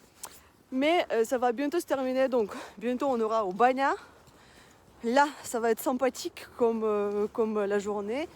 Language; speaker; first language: French; non-native, fluent; Russian